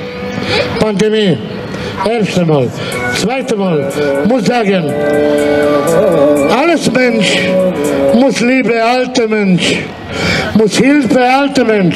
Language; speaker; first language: German; non-native, learner; Romanian